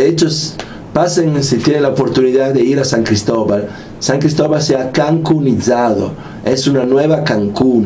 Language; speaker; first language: Spanish; non-native, fluent; Italian